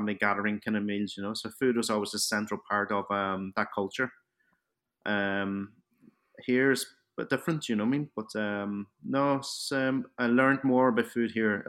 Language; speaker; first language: English; early bilingual, other home language; Cantonese